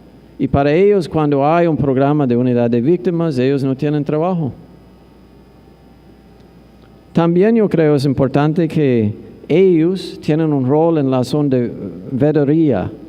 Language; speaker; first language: Spanish; non-native, fluent; English